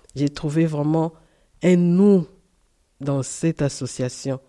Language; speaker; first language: French; non-native, fluent; Portuguese